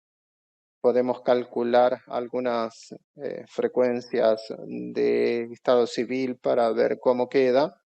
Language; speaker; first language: Spanish; non-native, fluent; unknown